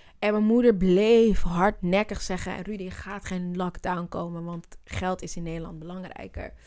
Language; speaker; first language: Dutch; native; Dutch